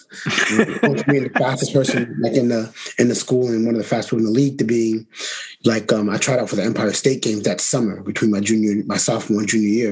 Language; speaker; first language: English; native; English